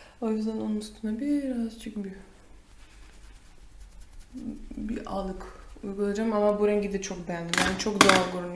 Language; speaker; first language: Turkish; non-native, fluent; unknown